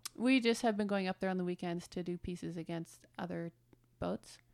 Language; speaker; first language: English; early bilingual, other home language; German